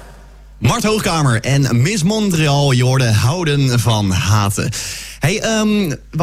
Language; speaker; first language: Dutch; native; Dutch